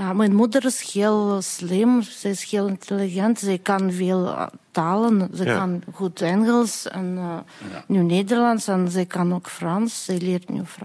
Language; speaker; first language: Dutch; non-native, fluent; Russian